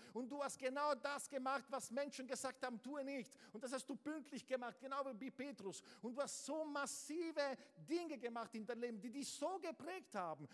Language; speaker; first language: German; non-native, fluent; Italian